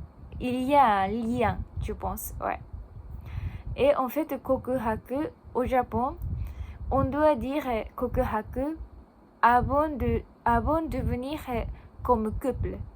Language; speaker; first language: French; non-native, learner; Japanese